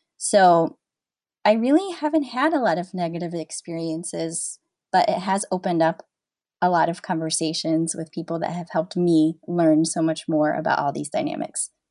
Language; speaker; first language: English; native; English